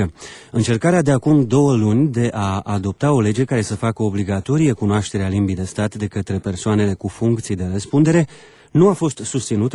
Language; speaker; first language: Romanian; native; Romanian